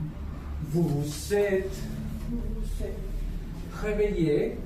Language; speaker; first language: French; non-native, fluent; Spanish